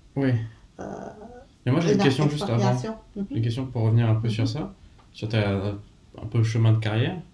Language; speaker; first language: French; native; French